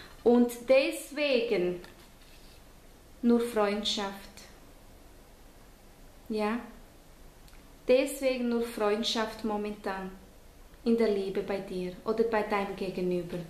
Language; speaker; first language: German; non-native, fluent; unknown